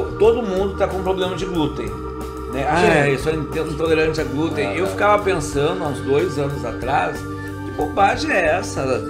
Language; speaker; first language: Portuguese; native; Portuguese